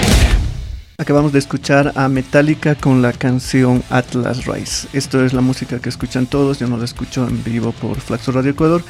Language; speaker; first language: Spanish; native; Spanish